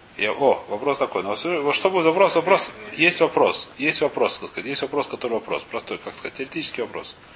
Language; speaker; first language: Russian; early bilingual, heritage; Russian